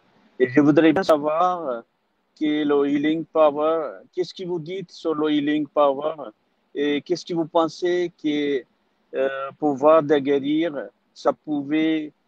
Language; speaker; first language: French; non-native, learner; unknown